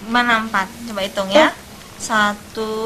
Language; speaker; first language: Indonesian; native; Indonesian